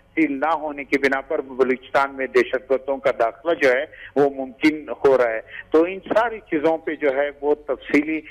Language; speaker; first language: Urdu; non-native, local second language; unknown